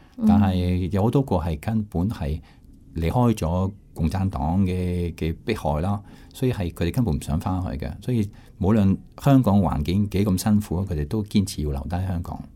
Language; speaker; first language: Cantonese; non-native, fluent; French